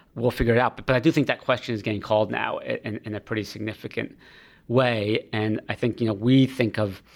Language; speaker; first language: English; native; English